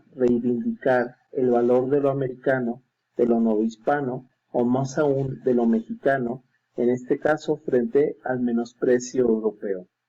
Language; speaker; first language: Spanish; native; Spanish